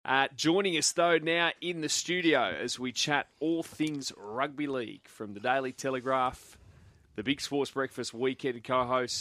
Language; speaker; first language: English; native; English